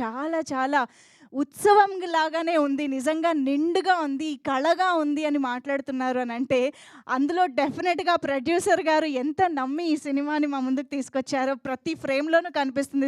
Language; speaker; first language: Telugu; native; Telugu